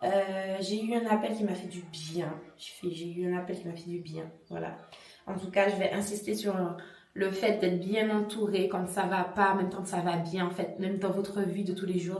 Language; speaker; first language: French; native; French